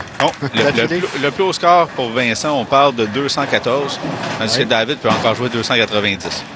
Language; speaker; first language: French; native; French